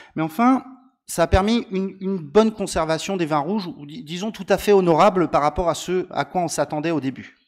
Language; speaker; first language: Italian; non-native, learner; French